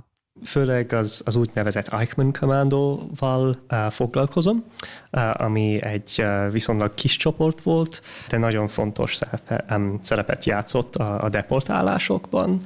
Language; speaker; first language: Hungarian; early bilingual, heritage; English